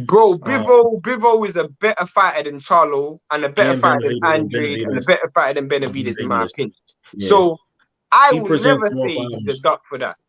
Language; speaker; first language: English; native; English